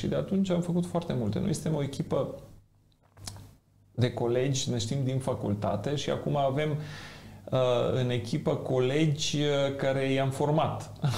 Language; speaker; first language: Romanian; non-native, fluent; Macedonian